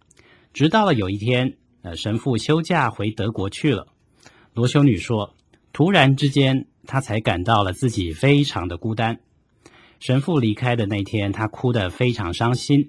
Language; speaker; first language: Chinese; native; Chinese